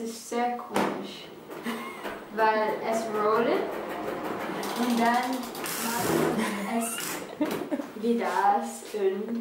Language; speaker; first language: German; non-native, learner; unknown